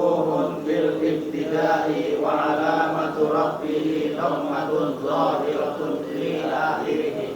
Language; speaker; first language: Arabic; non-native, fluent; Indonesian